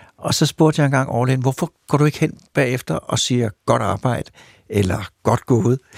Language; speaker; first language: Danish; native; Danish